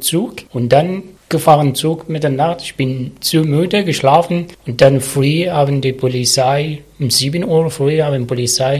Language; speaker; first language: German; non-native, learner; Arabic